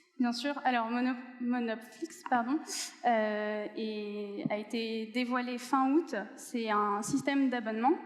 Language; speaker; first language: French; native; French